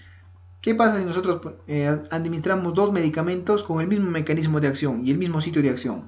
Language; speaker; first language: Spanish; native; Spanish